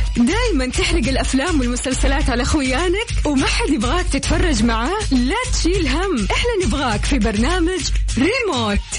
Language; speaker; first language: Arabic; native; Arabic